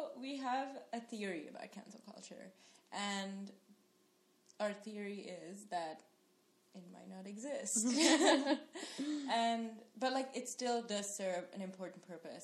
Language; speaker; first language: English; non-native, local second language; Sinhala